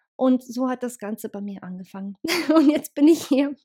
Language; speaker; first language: German; early bilingual, other home language; Bosnian